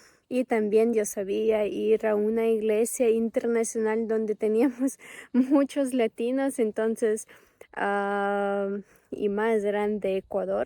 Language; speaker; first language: Spanish; non-native, fluent; Ukrainian